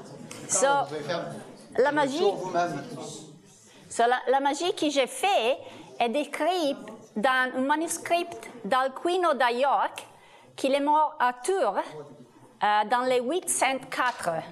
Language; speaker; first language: French; non-native, learner; Italian